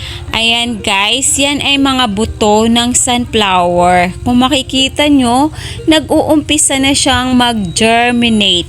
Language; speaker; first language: Filipino; native; Filipino